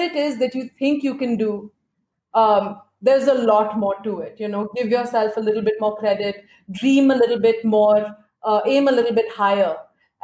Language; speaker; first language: English; non-native, local second language; Hindi